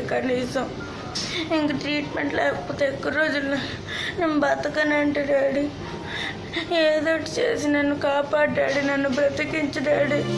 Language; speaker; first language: Telugu; native; Telugu